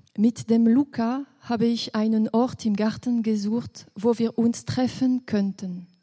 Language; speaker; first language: German; non-native, local second language; French